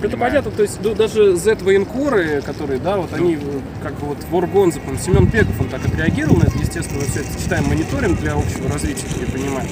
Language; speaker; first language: Russian; native; Russian